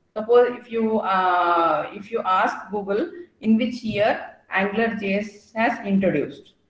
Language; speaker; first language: English; non-native, local second language; Kannada